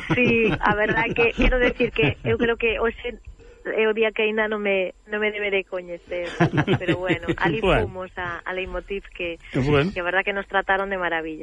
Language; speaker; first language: Galician; native; Galician